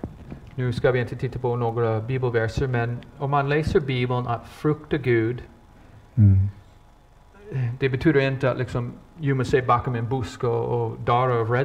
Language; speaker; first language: Swedish; non-native, fluent; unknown